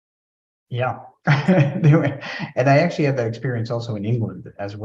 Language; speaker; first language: English; native; English